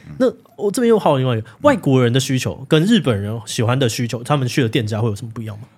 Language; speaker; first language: Chinese; native; Chinese